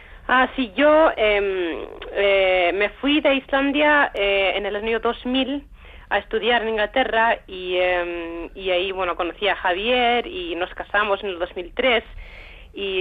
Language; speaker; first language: Spanish; non-native, fluent; Icelandic